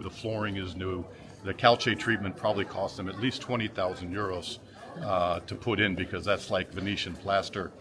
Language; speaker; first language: English; native; English